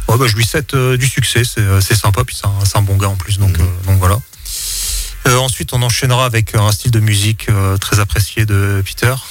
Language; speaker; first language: French; native; French